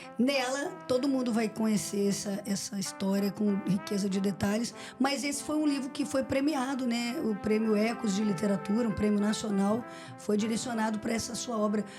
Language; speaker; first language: Portuguese; native; Portuguese